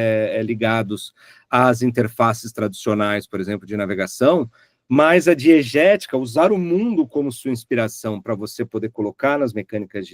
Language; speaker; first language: Portuguese; native; Portuguese